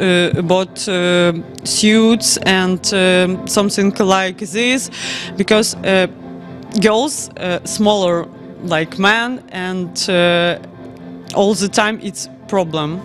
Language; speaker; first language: English; non-native, learner; Ukrainian